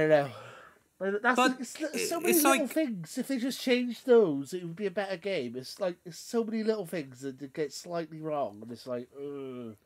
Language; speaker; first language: English; native; English